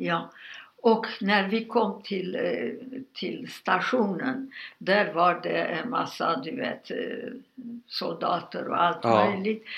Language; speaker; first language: Swedish; non-native, fluent; Hungarian